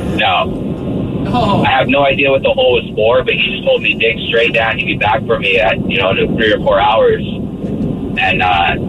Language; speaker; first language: English; native; English